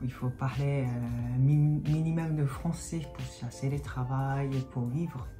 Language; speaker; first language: French; non-native, fluent; Japanese